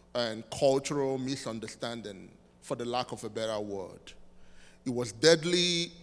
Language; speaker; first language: English; non-native, local second language; Igbo